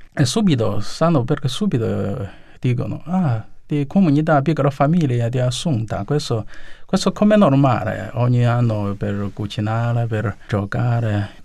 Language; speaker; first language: Italian; non-native, learner; Chinese